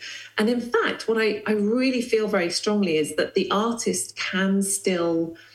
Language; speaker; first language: English; native; English